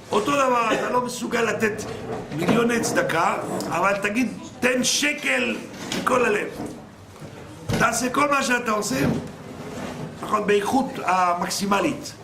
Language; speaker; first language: Hebrew; non-native, fluent; French